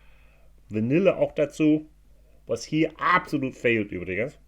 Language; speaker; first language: German; non-native, fluent; English